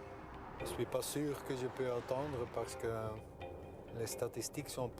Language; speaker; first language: French; non-native, local second language; Dutch